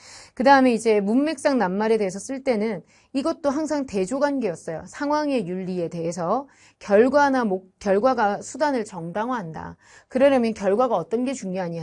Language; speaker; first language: Korean; native; Korean